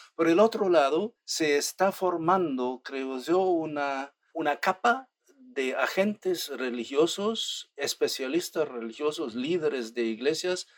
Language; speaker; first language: Spanish; non-native, fluent; German